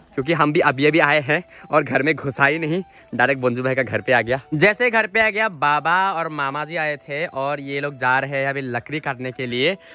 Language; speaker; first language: Hindi; non-native, local second language; Assamese